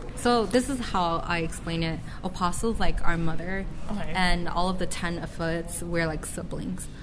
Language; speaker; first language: English; native; English